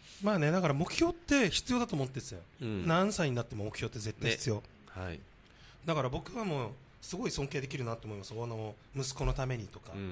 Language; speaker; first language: Japanese; native; Japanese